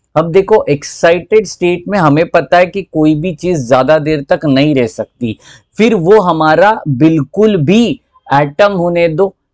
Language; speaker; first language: Hindi; native; Hindi